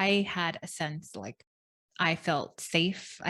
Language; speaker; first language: English; native; English